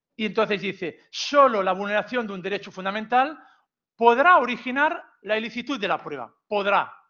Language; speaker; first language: Spanish; non-native, local second language; Catalan